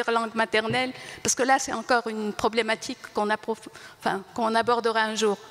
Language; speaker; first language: French; non-native, local second language; Arabic